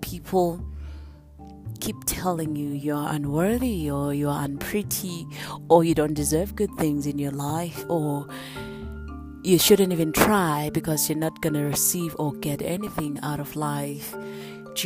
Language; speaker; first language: English; non-native, local second language; Zulu